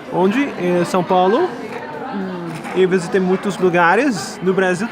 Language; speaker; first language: Portuguese; non-native, learner; Korean